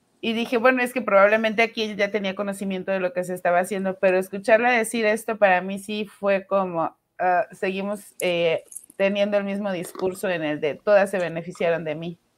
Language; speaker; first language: Spanish; native; Spanish